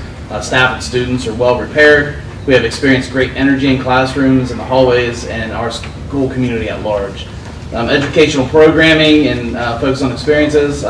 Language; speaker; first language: English; native; English